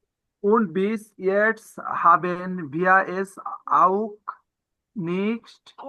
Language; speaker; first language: German; non-native, learner; Bangla